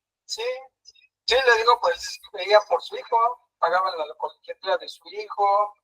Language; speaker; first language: Spanish; native; Spanish